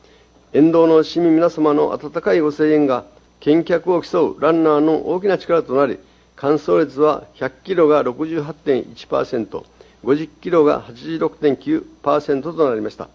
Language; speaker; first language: Japanese; native; Japanese